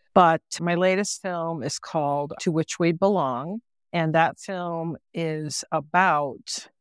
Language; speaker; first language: English; native; English